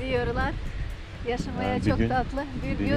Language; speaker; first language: Turkish; non-native, learner; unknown